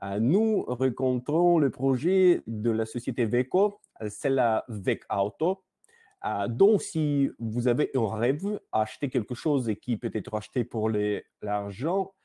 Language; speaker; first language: French; non-native, learner; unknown